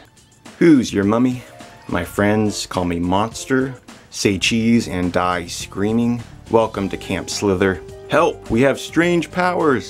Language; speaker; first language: English; native; English